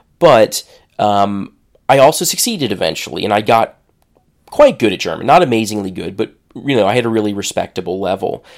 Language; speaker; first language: English; native; English